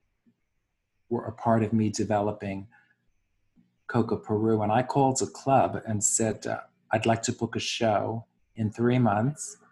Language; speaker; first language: English; native; English